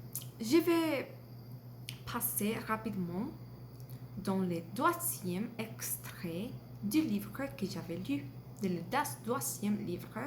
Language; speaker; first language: French; non-native, learner; Spanish